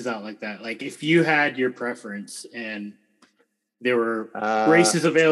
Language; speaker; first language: English; native; English